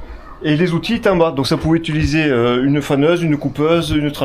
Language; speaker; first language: French; native; French